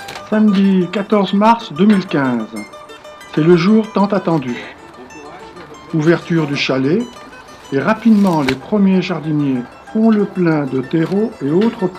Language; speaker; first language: French; native; French